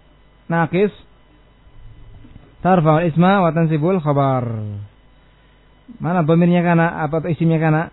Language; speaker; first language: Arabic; non-native, fluent; Indonesian